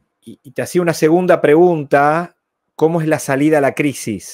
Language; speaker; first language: Spanish; native; Spanish